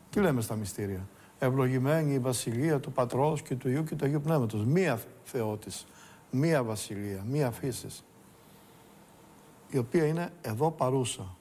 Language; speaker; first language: Greek; native; Greek